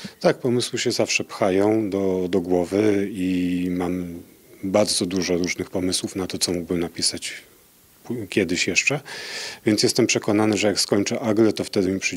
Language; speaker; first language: Polish; native; Polish